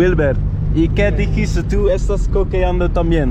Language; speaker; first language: Spanish; non-native, learner; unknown